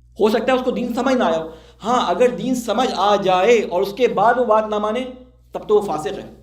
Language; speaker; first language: Urdu; native; Urdu